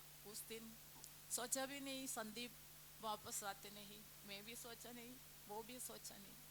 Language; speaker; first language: Hindi; non-native, local second language; Malayalam